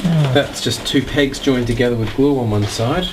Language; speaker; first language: English; native; English